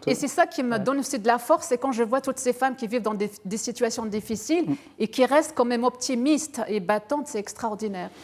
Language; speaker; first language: French; early bilingual, other home language; Arabic